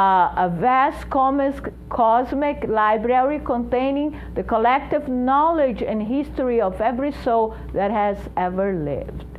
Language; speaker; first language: English; non-native, fluent; Portuguese